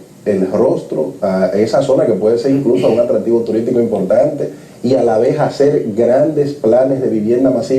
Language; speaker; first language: Spanish; native; Spanish